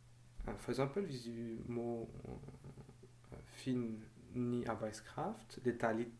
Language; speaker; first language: Norwegian; non-native, fluent; French